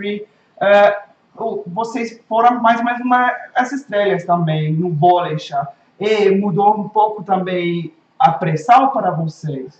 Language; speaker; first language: Portuguese; non-native, fluent; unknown